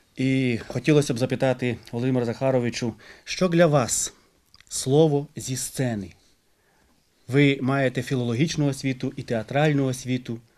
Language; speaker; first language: Ukrainian; native; Ukrainian